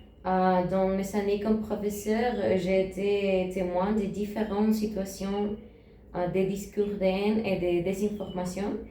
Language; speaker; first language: French; non-native, learner; Spanish